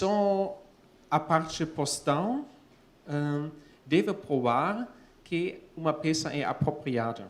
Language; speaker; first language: Portuguese; non-native, fluent; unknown